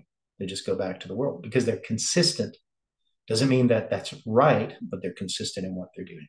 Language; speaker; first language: English; native; English